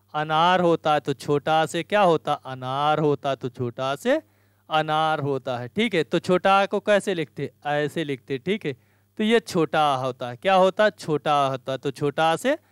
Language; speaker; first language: Hindi; native; Hindi